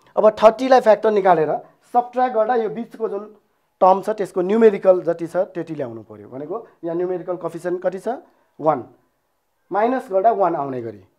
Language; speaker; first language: Nepali; non-native, local second language; Newari